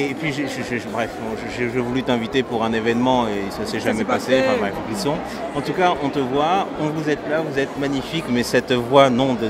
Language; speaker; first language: French; native; French